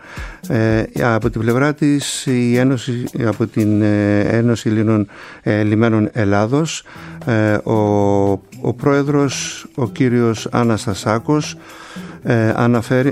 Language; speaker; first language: Greek; native; Greek